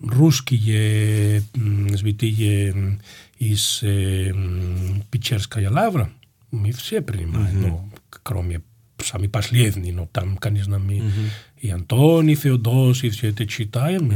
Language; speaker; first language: Russian; non-native, fluent; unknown